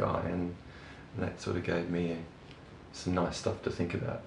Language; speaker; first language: English; native; English